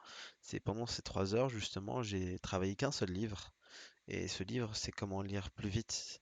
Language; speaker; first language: French; native; French